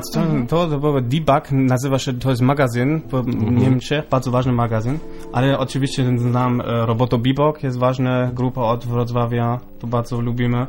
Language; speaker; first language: Polish; non-native, local second language; German